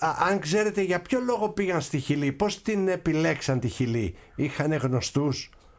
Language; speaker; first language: Greek; native; Greek